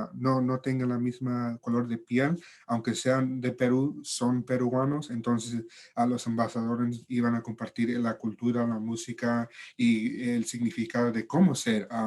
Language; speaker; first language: Spanish; early bilingual, heritage; Spanish